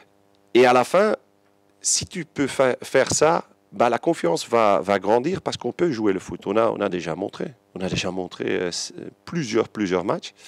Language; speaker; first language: French; non-native, local second language; Dutch